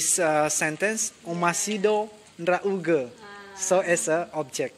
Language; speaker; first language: English; non-native, learner; Nias